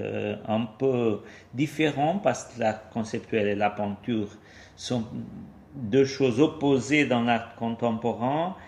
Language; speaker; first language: French; non-native, fluent; Portuguese